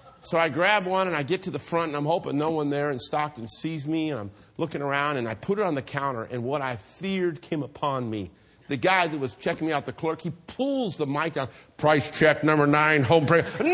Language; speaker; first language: English; native; English